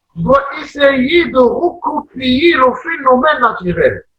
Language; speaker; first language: French; non-native, local second language; Arabic